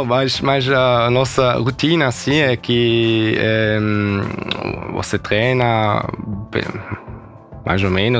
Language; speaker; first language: Portuguese; early bilingual, heritage; German